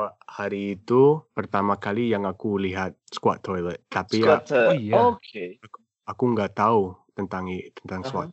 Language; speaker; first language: Indonesian; non-native, learner; English